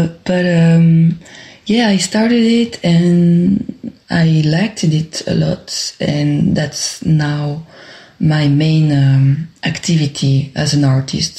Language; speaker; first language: English; non-native, fluent; French